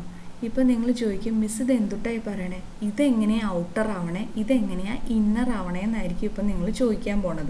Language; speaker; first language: Malayalam; native; Malayalam